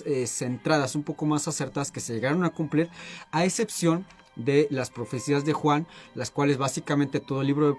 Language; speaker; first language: Spanish; native; Spanish